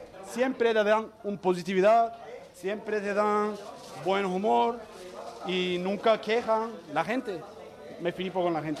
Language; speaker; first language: Spanish; non-native, learner; Turkish